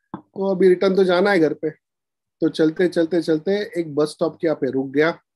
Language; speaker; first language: Hindi; non-native, local second language; Marathi